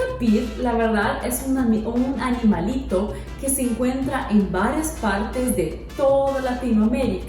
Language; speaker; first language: Spanish; non-native, fluent; Portuguese